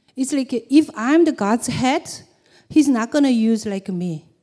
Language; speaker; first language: English; non-native, learner; Korean